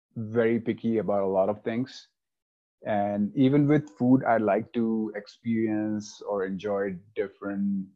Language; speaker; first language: English; non-native, local second language; Hindi